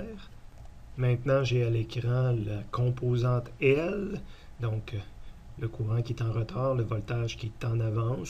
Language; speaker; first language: French; native; French